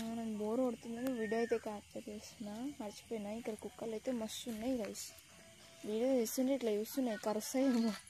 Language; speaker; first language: Telugu; non-native, local second language; Lambadi